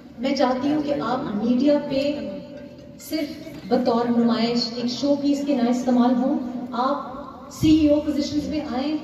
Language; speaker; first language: Urdu; non-native, local second language; Pashto